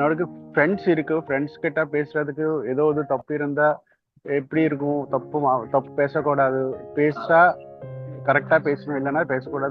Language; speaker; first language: Tamil; non-native, learner; Telugu